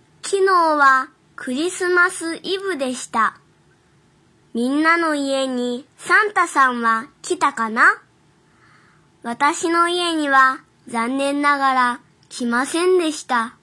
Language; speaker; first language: Japanese; non-native, fluent; Chinese